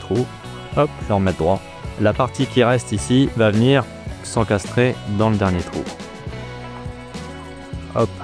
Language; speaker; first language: French; native; French